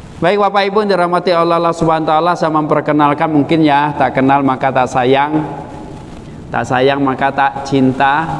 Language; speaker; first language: Indonesian; non-native, local second language; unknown